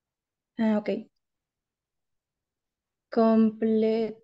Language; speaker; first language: French; non-native, learner; Spanish